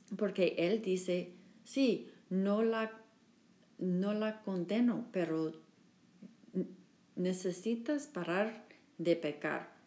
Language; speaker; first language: Spanish; non-native, learner; English